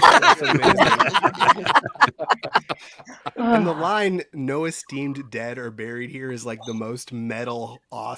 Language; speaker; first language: English; native; English